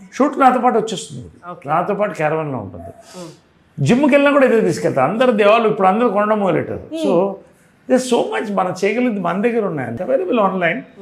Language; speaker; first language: Telugu; native; Telugu